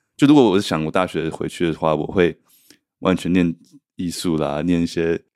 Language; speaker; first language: Chinese; native; Chinese